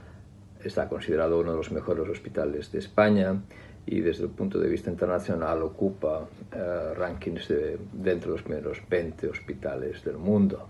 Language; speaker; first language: Spanish; native; Spanish